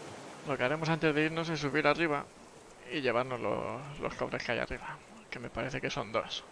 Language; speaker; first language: Spanish; native; Spanish